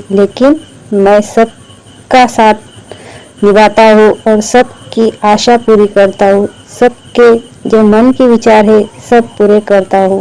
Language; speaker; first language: Hindi; non-native, local second language; Marathi